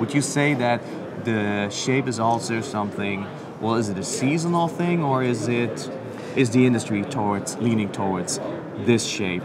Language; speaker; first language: English; non-native, fluent; German